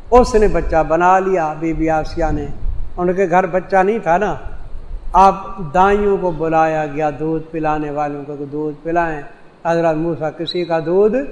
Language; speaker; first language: Urdu; non-native, local second language; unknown